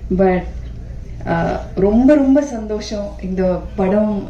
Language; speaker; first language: Tamil; non-native, fluent; Malayalam